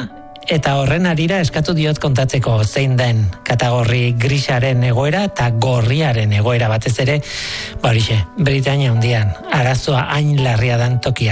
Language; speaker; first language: Basque; native; Basque